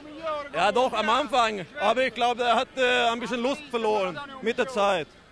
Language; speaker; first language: German; non-native, fluent; Swedish